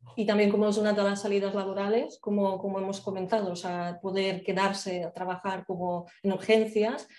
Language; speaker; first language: Spanish; non-native, fluent; Slovak